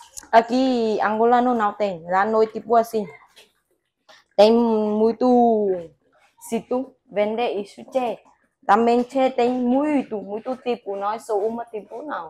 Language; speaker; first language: Portuguese; non-native, learner; Vietnamese